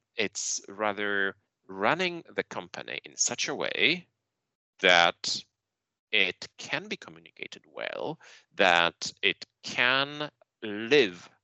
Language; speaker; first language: English; non-native, fluent; Polish